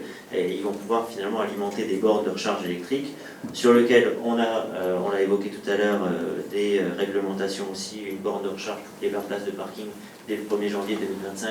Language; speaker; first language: French; native; French